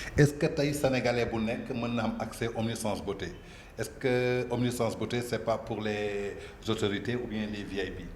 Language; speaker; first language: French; non-native, local second language; Wolof